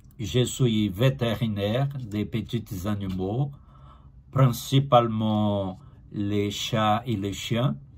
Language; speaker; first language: French; non-native, learner; Portuguese